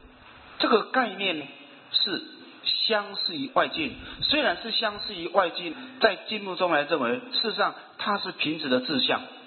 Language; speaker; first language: Chinese; native; Chinese